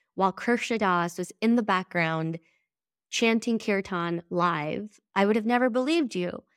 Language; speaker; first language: English; early bilingual, other home language; Spanish